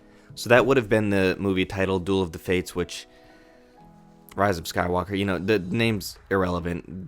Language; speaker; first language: English; native; English